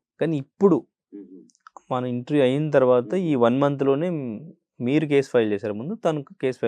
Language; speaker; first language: Telugu; native; Telugu